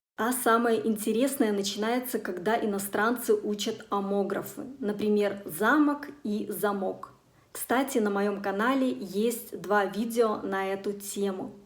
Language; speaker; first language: Russian; native; Russian